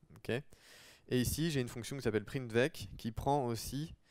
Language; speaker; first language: French; native; French